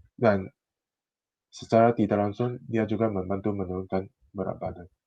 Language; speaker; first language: Malay; non-native, local second language; Chinese